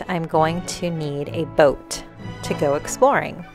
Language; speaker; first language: English; native; English